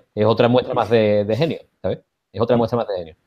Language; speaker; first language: Spanish; native; Spanish